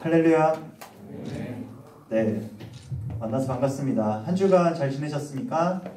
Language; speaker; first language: Korean; native; Korean